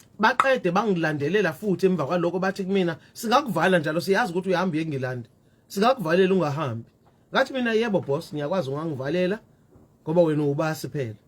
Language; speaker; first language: Zulu; native; Zulu